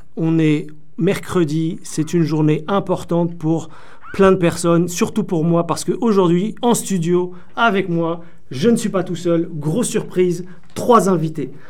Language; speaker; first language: French; native; French